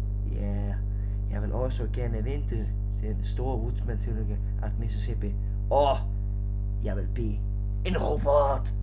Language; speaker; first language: Danish; non-native, learner; Icelandic